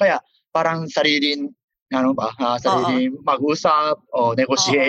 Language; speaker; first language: Filipino; non-native, learner; Japanese